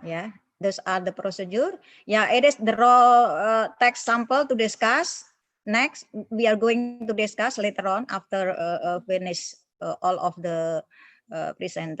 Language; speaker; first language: English; non-native, fluent; Indonesian